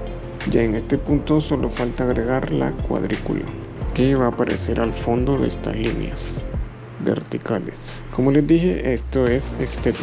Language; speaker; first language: Spanish; native; Spanish